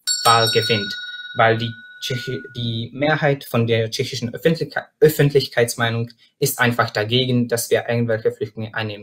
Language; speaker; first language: German; non-native, fluent; Czech